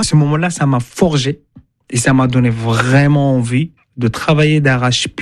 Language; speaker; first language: French; non-native, fluent; Arabic